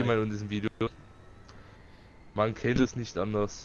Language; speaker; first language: German; native; German